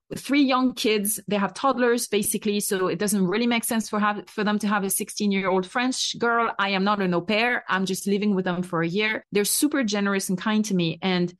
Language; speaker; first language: English; non-native, fluent; French